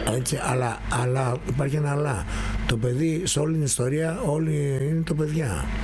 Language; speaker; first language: Greek; native; Greek